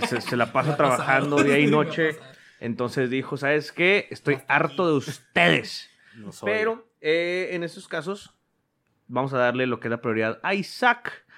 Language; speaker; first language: Spanish; native; Spanish